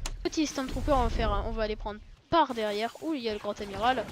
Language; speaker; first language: French; native; French